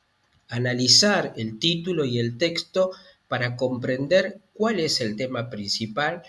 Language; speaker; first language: Spanish; native; Spanish